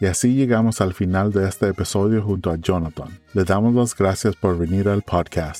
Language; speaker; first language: Spanish; early bilingual, heritage; English